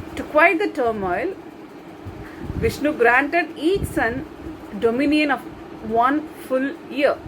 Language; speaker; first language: English; non-native, local second language; Tamil